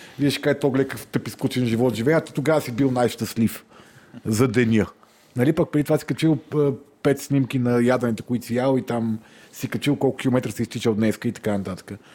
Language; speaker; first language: Bulgarian; native; Bulgarian